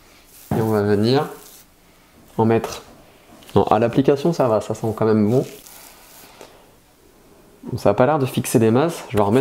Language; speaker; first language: French; native; French